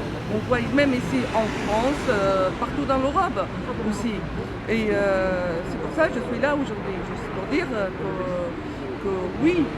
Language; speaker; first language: French; non-native, fluent; Arabic